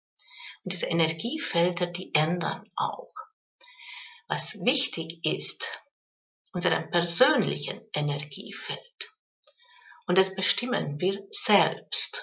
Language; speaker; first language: German; non-native, fluent; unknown